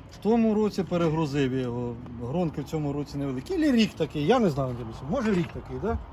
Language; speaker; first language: Ukrainian; non-native, local second language; Russian